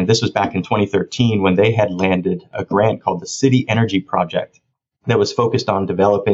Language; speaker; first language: English; native; English